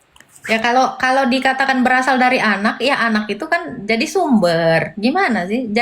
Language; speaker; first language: Indonesian; native; Indonesian